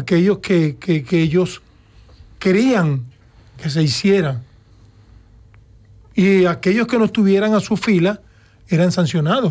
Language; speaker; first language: Spanish; native; Spanish